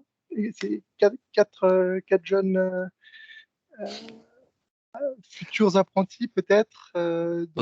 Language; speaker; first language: French; native; French